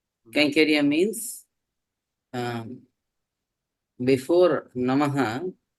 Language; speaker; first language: English; non-native, local second language; Tamil